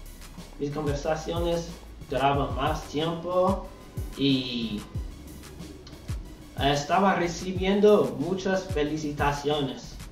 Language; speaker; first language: Spanish; non-native, learner; English